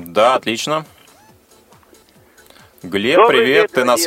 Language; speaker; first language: Russian; native; Russian